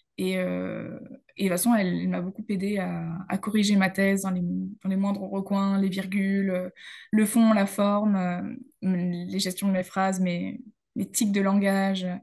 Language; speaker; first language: French; native; French